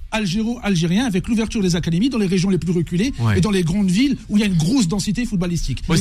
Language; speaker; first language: French; non-native, local second language; Arabic